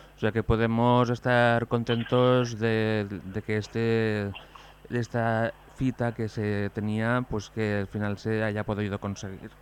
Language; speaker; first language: Spanish; non-native, local second language; Catalan